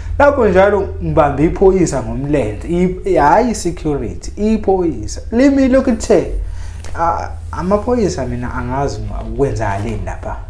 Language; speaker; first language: Zulu; native; Zulu